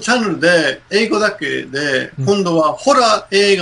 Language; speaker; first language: Japanese; non-native, fluent; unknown